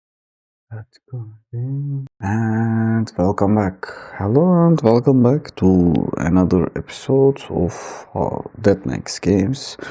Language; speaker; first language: English; non-native, fluent; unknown